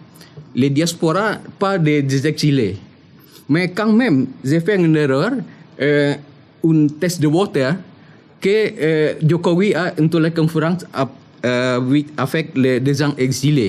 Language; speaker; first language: French; non-native, fluent; Indonesian